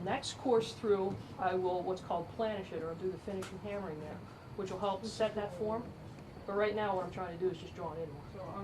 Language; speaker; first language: English; native; English